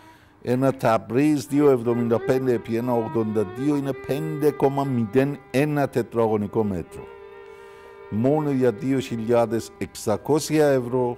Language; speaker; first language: Greek; non-native, learner; Persian